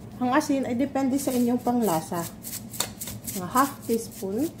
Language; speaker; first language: Filipino; non-native, local second language; Bikol